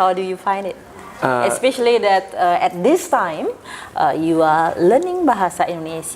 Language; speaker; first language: English; non-native, fluent; Indonesian